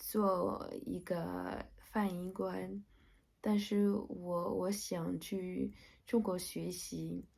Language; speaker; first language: Chinese; non-native, learner; French